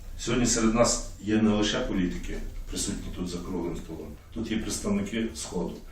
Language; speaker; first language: Ukrainian; native; Ukrainian